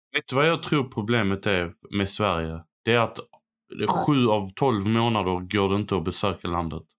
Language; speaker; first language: Swedish; non-native, fluent; Arabic